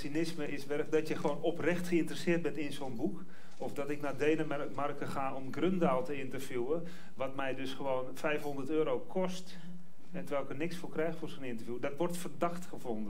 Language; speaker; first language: Dutch; native; Dutch